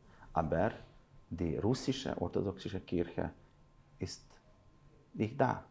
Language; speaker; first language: German; non-native, fluent; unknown